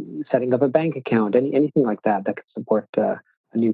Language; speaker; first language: English; native; English